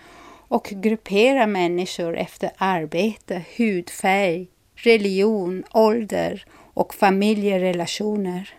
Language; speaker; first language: Swedish; non-native, fluent; English